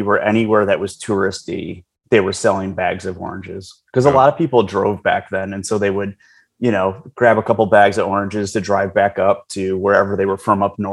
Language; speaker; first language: English; native; English